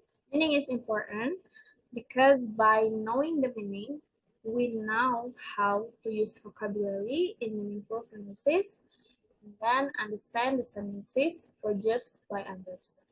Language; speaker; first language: English; non-native, learner; Indonesian